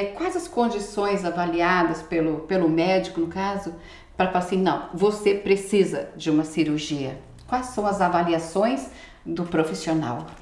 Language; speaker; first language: Portuguese; native; Portuguese